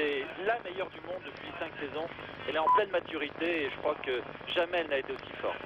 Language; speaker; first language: French; native; French